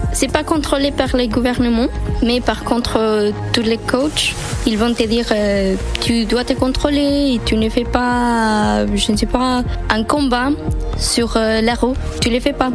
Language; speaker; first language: French; non-native, fluent; Spanish